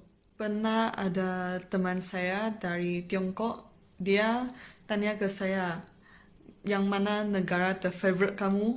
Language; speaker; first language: Indonesian; non-native, fluent; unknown